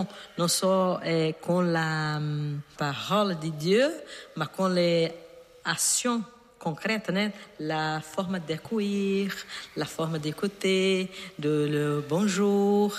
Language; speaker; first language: French; non-native, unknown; Portuguese